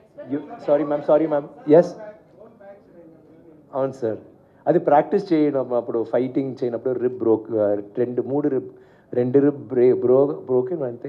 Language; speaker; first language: Telugu; non-native, learner; Tamil